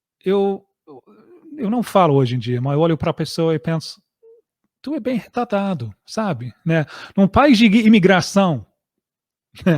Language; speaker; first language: Portuguese; non-native, fluent; English